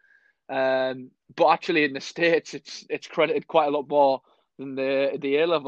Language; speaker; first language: English; native; English